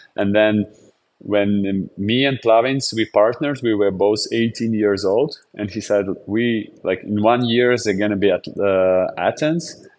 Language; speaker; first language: English; non-native, fluent; Latvian